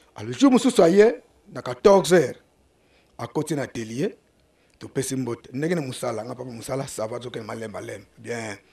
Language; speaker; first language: Lingala; non-native, local second language; Kongo